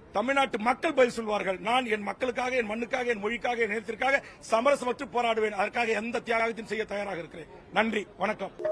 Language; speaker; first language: Tamil; native; Tamil